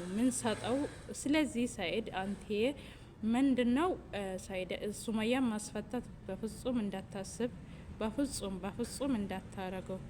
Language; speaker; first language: Amharic; non-native, local second language; Oromo